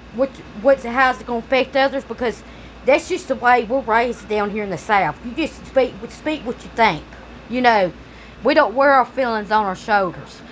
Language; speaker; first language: English; native; English